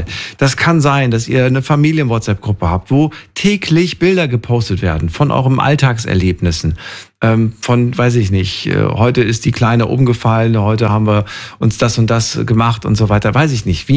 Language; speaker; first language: German; native; German